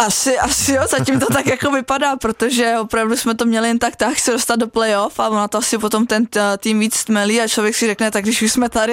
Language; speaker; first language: Czech; native; Czech